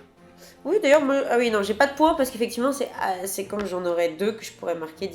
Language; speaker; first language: French; native; French